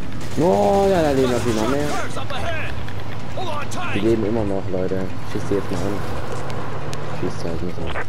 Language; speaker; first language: German; native; German